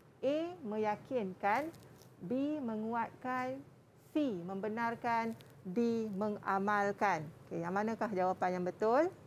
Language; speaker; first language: Malay; native; Malay